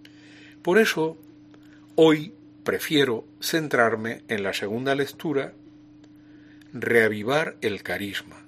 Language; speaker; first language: Spanish; native; Spanish